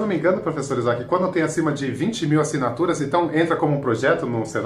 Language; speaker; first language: Portuguese; native; Portuguese